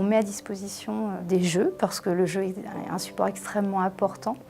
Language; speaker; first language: French; native; French